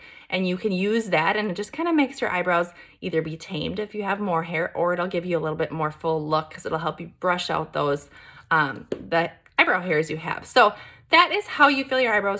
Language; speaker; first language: English; native; English